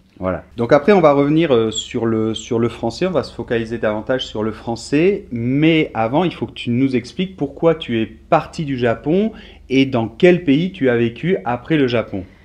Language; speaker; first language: French; native; French